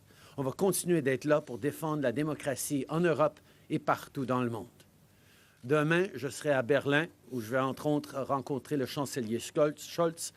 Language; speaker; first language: French; native; French